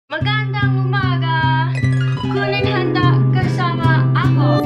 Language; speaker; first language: Filipino; non-native, learner; English